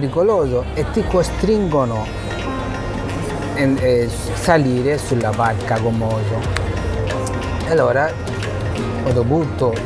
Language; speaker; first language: Italian; non-native, learner; Bangla